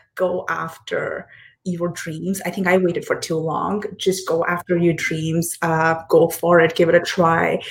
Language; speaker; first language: English; non-native, local second language; Hindi